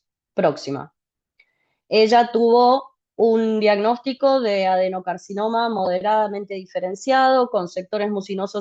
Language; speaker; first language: Spanish; native; Spanish